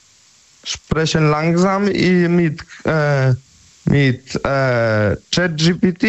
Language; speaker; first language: German; non-native, learner; Polish